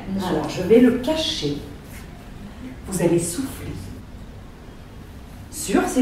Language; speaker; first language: French; native; French